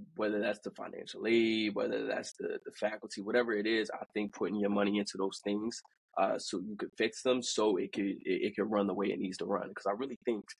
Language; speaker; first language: English; early bilingual, other home language; Haitian Creole